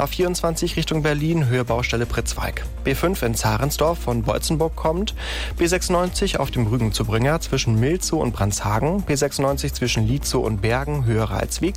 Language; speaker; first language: German; native; German